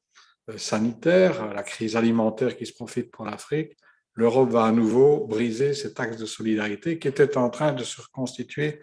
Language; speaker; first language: French; native; French